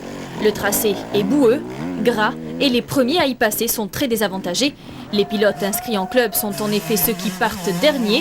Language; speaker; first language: French; native; French